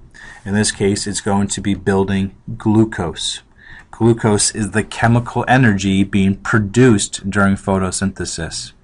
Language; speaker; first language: English; native; English